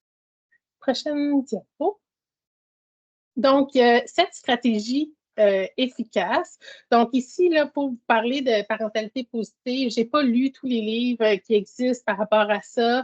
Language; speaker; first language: French; native; French